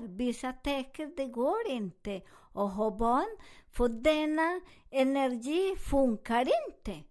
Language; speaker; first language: Swedish; non-native, learner; Spanish